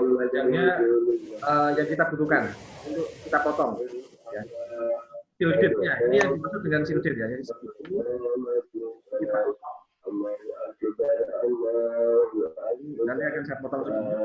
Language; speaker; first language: Indonesian; native; Indonesian